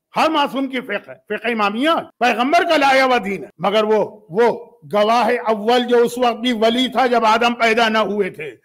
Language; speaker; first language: Urdu; native; Urdu